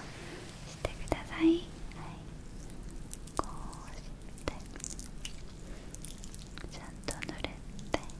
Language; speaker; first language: Japanese; non-native, learner; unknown